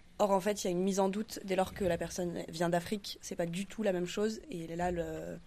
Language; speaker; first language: French; native; French